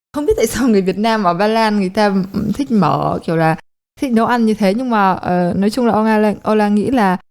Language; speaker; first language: Vietnamese; early bilingual, heritage; Polish